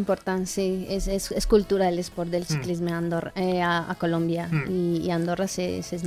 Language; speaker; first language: Catalan; non-native, learner; Spanish